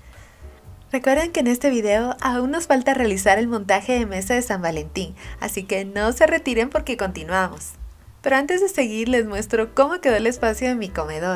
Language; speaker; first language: Spanish; native; Spanish